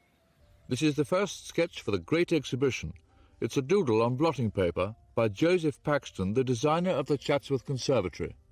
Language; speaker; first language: English; native; English